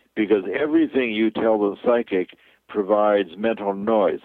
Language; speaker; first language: English; native; English